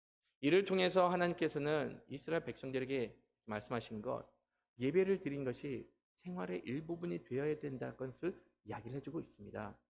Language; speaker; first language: Korean; native; Korean